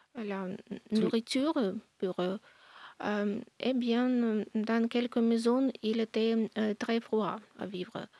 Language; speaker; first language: French; non-native, learner; Ukrainian